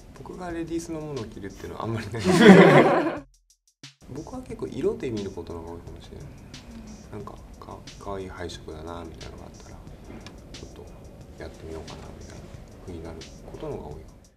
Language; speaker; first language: Japanese; native; Japanese